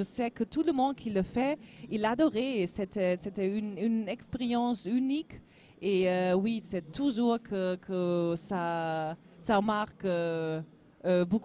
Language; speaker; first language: French; non-native, learner; German